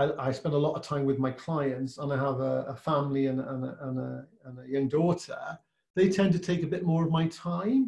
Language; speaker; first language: English; native; English